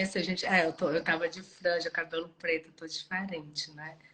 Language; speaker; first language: Portuguese; native; Portuguese